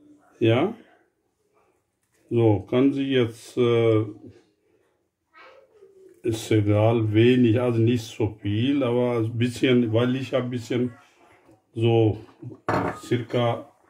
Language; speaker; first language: German; non-native, fluent; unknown